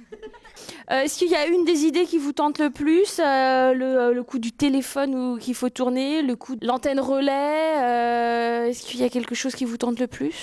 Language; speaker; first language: French; native; French